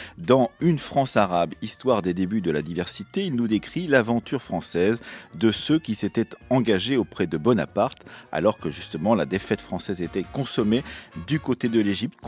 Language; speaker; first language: French; native; French